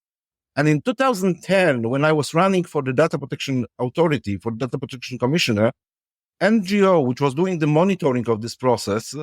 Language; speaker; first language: English; non-native, fluent; Polish